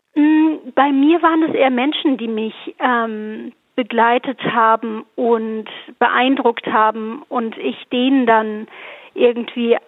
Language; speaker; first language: German; native; German